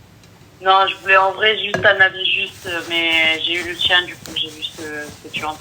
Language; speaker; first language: French; early bilingual, other home language; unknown